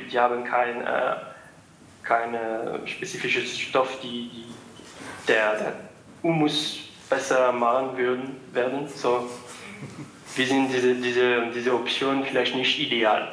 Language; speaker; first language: German; non-native, fluent; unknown